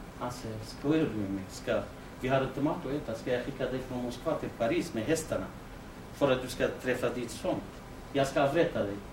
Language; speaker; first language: Swedish; non-native, fluent; Kurdish